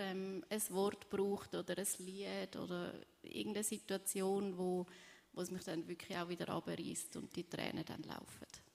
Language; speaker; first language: German; native; German